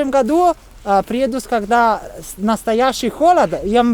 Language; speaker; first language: Russian; non-native, learner; Italian